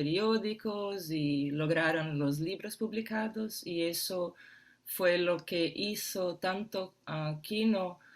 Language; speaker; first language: Spanish; non-native, fluent; Portuguese